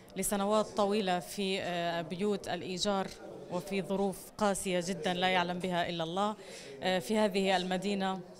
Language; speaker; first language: Arabic; native; Arabic